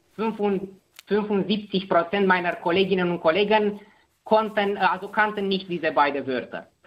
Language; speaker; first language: German; non-native, fluent; Romanian